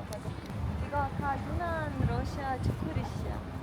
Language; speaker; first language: Korean; non-native, learner; Russian